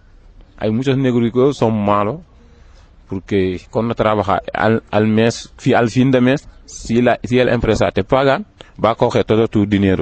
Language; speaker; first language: Spanish; non-native, learner; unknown